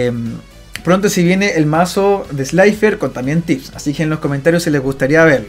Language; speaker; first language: Spanish; native; Spanish